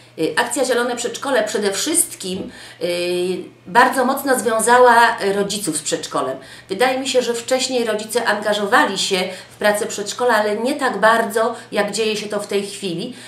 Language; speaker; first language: Polish; native; Polish